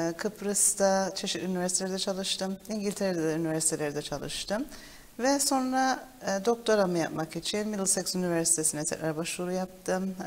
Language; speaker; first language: Turkish; early bilingual, heritage; Turkish